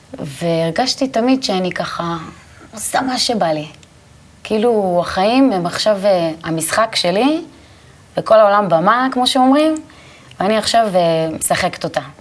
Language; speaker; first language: Hebrew; native; Hebrew